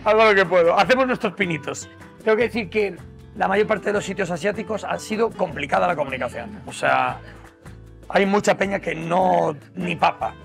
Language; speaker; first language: Spanish; native; Spanish